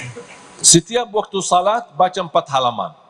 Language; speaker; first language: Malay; non-native, fluent; Arabic